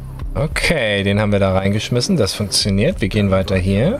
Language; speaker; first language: German; native; German